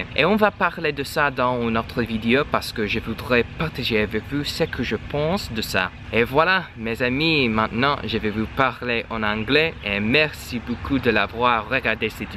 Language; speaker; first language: French; non-native, learner; English